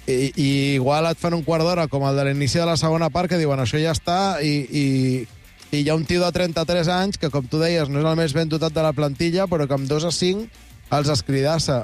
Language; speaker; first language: Catalan; native; Catalan